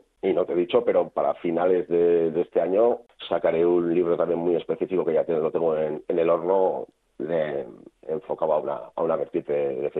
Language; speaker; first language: Spanish; native; Spanish